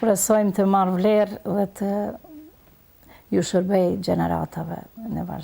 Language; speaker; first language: Albanian; native; Albanian